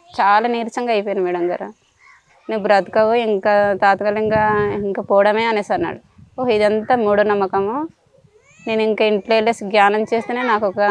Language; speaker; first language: Telugu; native; Telugu